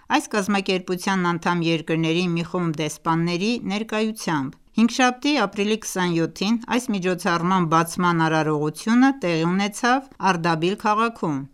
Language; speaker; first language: Armenian; early bilingual, heritage; Armenian